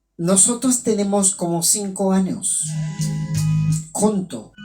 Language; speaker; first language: Spanish; non-native, local second language; Haitian Creole